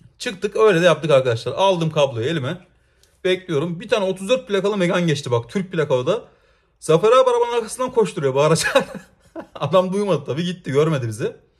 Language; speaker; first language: Turkish; native; Turkish